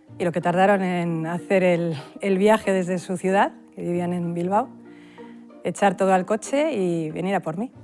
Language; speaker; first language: Spanish; native; Spanish